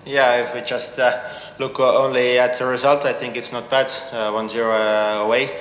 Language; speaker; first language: English; non-native, fluent; Estonian